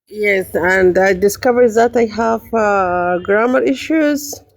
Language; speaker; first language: English; non-native, learner; Arabic